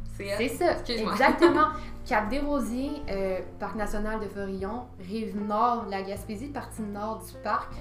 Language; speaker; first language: French; native; French